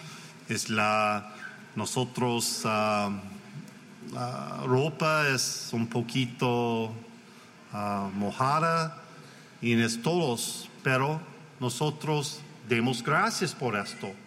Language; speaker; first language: Spanish; non-native, learner; English